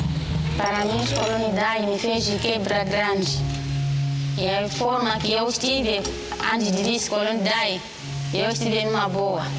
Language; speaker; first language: Portuguese; non-native, local second language; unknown